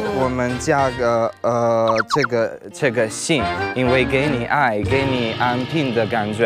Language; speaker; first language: Chinese; non-native, learner; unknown